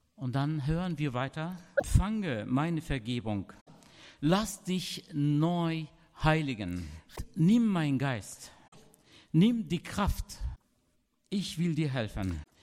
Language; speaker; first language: German; non-native, fluent; Arabic